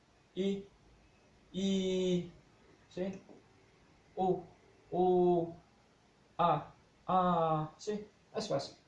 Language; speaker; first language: Spanish; non-native, fluent; Polish